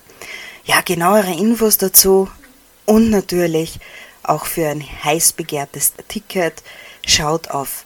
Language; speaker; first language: German; native; German